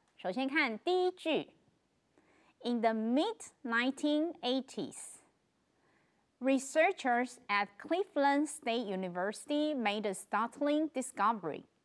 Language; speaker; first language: English; non-native, fluent; Chinese